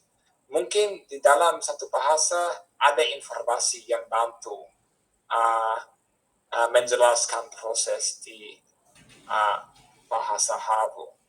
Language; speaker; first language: Indonesian; non-native, fluent; English